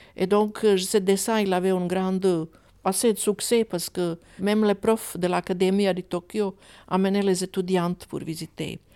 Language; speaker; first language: French; non-native, fluent; Croatian